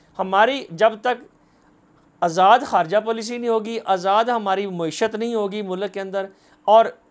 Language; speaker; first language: Urdu; non-native, local second language; Punjabi